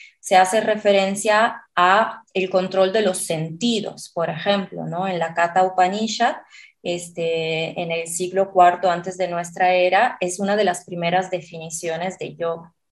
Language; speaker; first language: Spanish; non-native, fluent; Italian